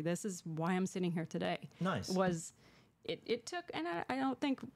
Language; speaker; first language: English; native; English